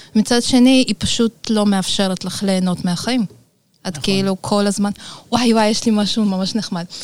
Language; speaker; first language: Hebrew; early bilingual, other home language; Russian